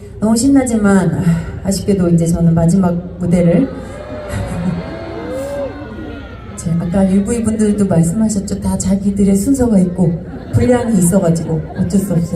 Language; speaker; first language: Korean; native; Korean